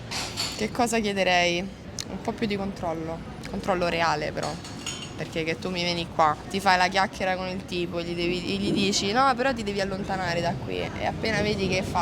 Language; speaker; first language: Italian; native; Italian